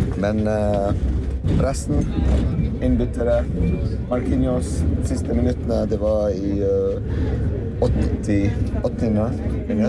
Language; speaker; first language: Norwegian; non-native, fluent; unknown